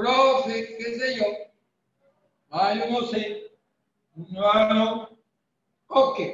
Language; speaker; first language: Spanish; non-native, fluent; French